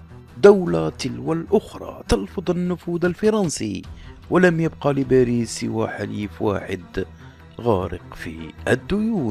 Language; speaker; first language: Arabic; native; Arabic